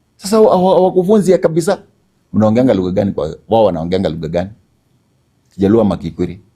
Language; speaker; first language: Swahili; non-native, local second language; Gusii